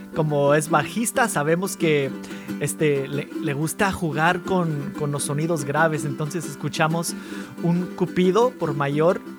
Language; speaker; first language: Spanish; early bilingual, heritage; Spanish